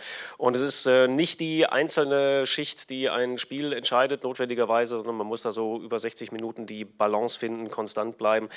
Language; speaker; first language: German; native; German